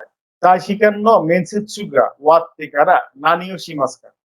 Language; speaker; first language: Japanese; non-native, fluent; Bangla